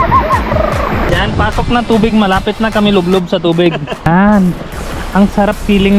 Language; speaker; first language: Filipino; non-native, learner; Punjabi